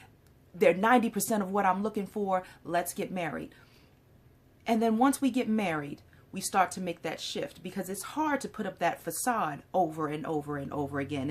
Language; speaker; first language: English; native; English